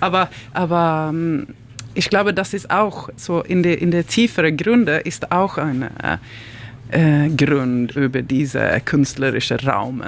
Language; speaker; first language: German; non-native, learner; Swedish